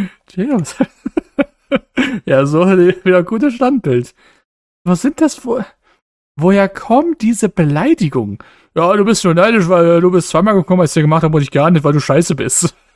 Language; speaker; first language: German; native; German